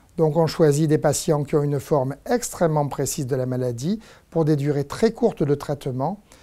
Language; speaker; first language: French; native; French